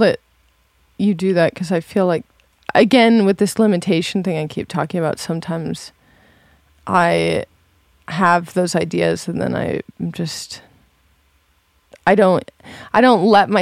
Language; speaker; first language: English; native; English